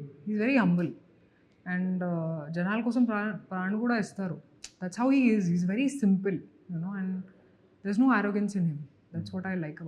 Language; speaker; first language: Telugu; non-native, fluent; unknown